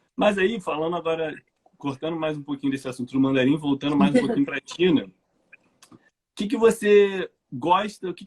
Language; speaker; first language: Portuguese; native; Portuguese